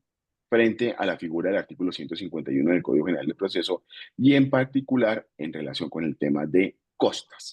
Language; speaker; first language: Spanish; native; Spanish